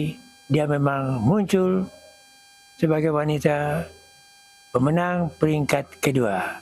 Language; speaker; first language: Indonesian; non-native, local second language; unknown